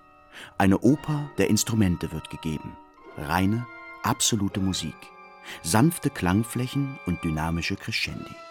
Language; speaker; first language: German; native; German